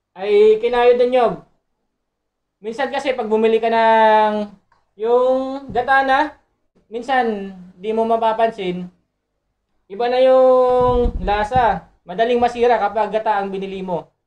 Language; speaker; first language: Filipino; non-native, local second language; Bikol